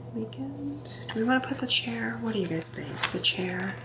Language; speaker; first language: English; native; English